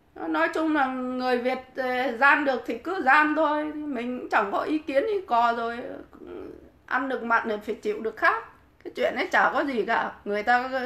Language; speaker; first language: Vietnamese; native; Vietnamese